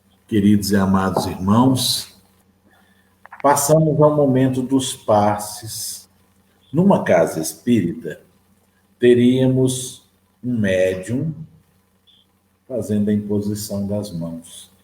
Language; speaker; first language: Portuguese; native; Portuguese